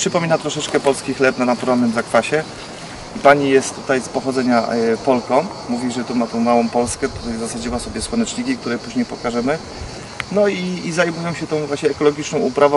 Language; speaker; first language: Polish; native; Polish